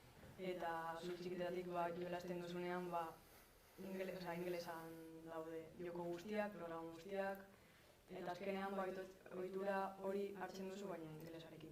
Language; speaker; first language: Basque; non-native, local second language; Spanish